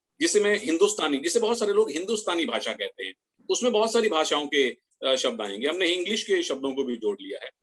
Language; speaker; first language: Hindi; native; Hindi